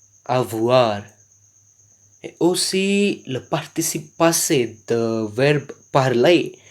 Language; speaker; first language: French; non-native, learner; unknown